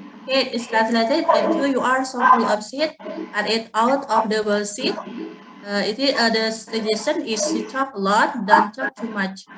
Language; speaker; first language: English; non-native, learner; Indonesian